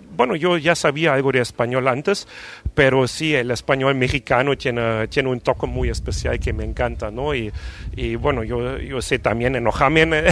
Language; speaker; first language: Spanish; non-native, fluent; German